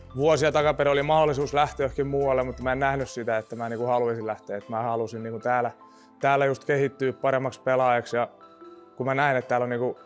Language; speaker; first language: Finnish; early bilingual, other home language; Russian